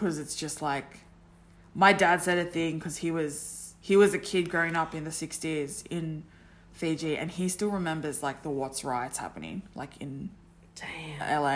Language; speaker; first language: English; native; English